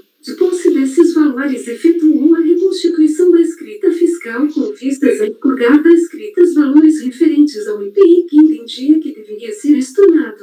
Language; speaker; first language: Portuguese; native; Portuguese